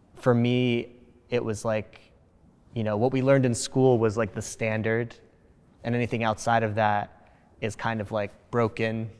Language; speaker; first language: English; early bilingual, other home language; Spanish